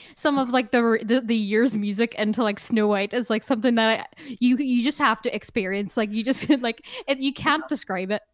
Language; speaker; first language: English; native; English